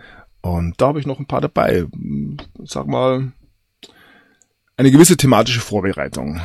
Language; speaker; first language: German; native; German